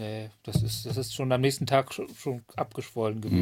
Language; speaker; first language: German; native; German